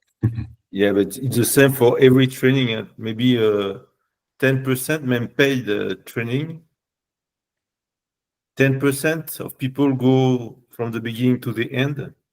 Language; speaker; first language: English; non-native, learner; French